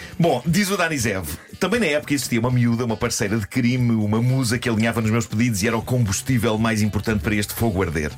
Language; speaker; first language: Portuguese; native; Portuguese